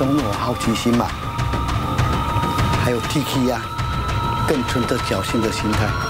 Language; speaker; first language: Chinese; non-native, local second language; Min Nan Chinese